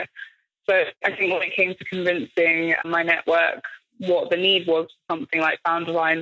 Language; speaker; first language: English; native; English